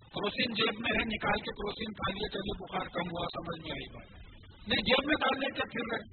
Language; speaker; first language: Urdu; native; Urdu